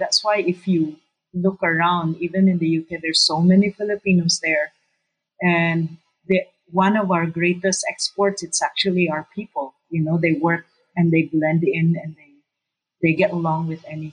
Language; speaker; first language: English; non-native, local second language; Cebuano